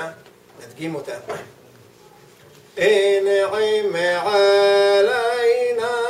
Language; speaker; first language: Hebrew; native; Hebrew